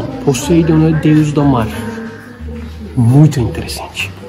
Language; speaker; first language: Portuguese; non-native, learner; Turkish